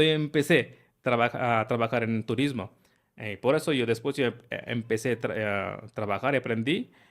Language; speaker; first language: Spanish; non-native, fluent; Hindi